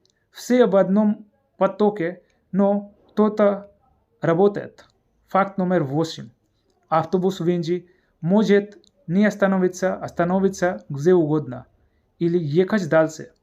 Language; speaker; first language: Russian; non-native, learner; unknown